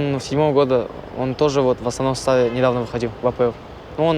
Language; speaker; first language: Russian; native; Russian